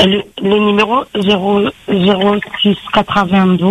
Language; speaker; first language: French; non-native, learner; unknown